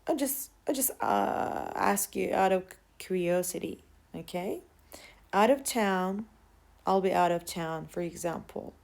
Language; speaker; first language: English; non-native, fluent; Turkish